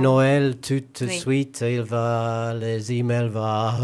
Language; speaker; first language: French; non-native, learner; English